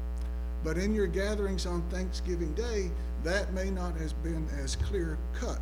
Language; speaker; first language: English; native; English